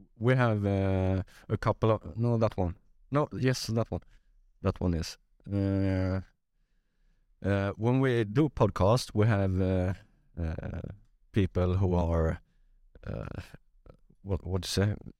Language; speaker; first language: English; non-native, fluent; Swedish